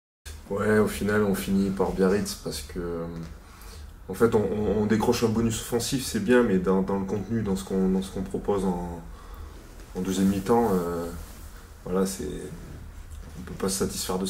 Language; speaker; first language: French; native; French